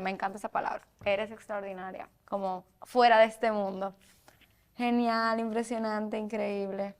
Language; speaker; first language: Spanish; native; Spanish